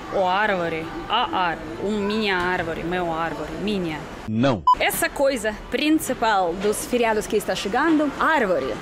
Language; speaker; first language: Portuguese; non-native, fluent; Russian